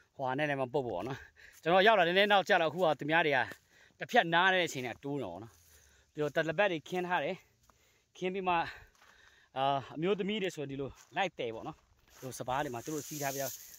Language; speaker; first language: Burmese; non-native, local second language; Pa'o Karen